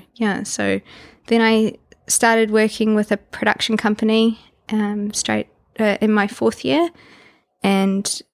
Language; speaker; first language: English; native; English